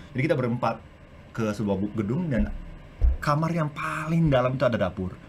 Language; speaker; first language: Indonesian; non-native, fluent; Japanese